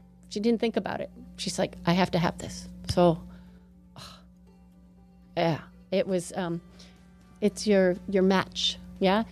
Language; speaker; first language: English; native; English